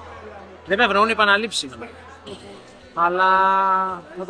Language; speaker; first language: Greek; native; Greek